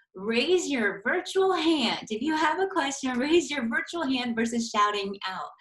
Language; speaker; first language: English; native; English